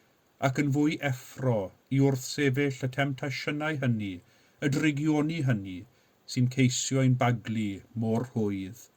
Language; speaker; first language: Welsh; native; Welsh